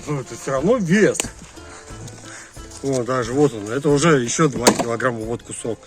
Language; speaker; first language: Russian; native; Russian